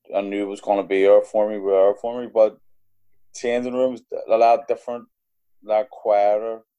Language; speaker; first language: English; native; English